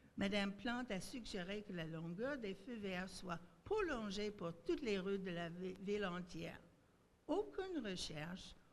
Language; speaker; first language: French; native; French